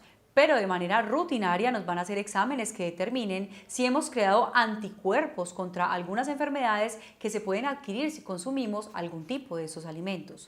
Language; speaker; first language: Spanish; native; Spanish